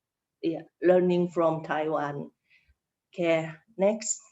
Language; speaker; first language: English; non-native, learner; Indonesian